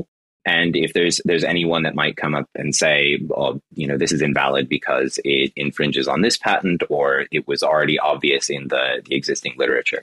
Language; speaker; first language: English; native; English